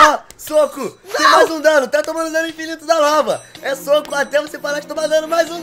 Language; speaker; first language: Portuguese; native; Portuguese